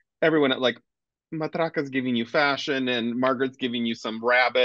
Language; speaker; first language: English; native; English